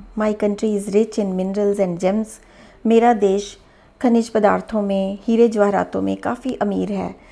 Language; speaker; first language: Hindi; native; Hindi